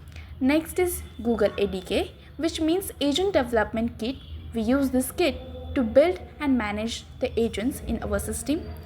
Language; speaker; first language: English; non-native, learner; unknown